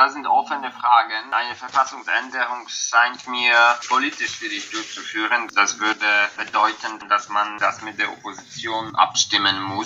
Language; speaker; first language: German; non-native, fluent; Polish